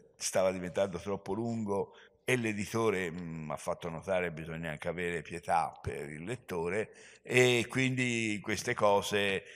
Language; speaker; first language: Italian; native; Italian